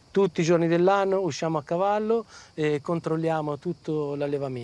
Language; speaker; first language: Italian; native; Italian